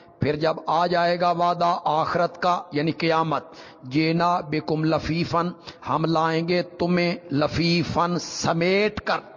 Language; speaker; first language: Urdu; non-native, local second language; Punjabi